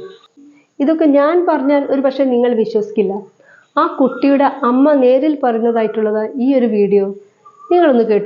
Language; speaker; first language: Malayalam; native; Malayalam